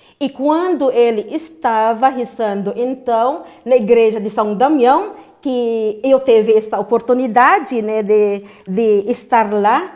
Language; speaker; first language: Portuguese; non-native, fluent; Filipino